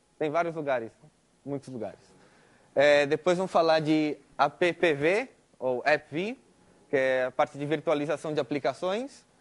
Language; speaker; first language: Portuguese; early bilingual, heritage; Spanish